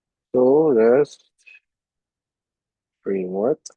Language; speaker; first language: English; non-native, local second language; Cebuano